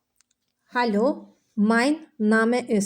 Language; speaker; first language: German; non-native, fluent; Albanian